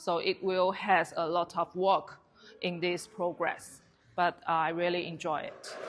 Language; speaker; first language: English; non-native, learner; Chinese